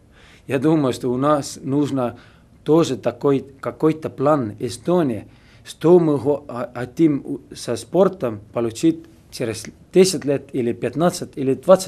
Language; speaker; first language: Russian; non-native, learner; Estonian